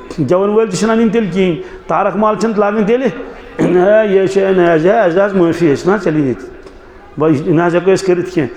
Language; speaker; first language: Urdu; non-native, local second language; Kashmiri